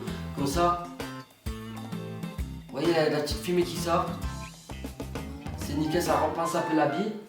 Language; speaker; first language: French; native; French